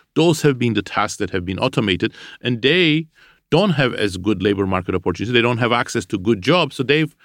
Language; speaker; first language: English; non-native, fluent; Armenian